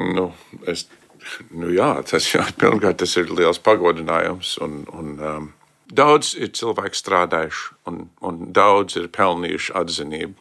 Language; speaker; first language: Latvian; early bilingual, heritage; Latvian